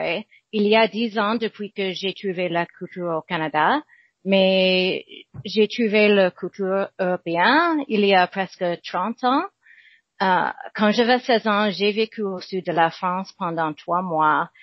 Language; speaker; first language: French; non-native, learner; English